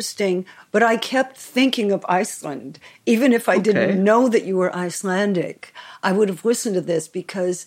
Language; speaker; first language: English; native; English